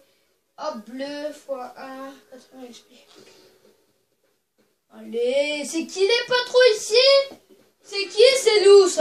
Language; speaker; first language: French; native; French